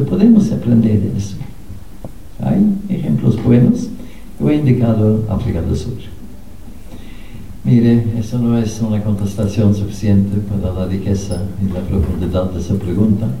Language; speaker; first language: Spanish; non-native, fluent; Norwegian